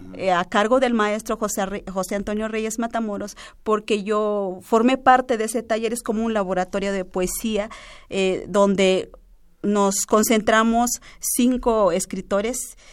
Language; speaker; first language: Spanish; non-native, local second language; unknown